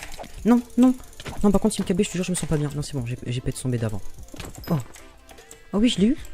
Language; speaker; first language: French; native; French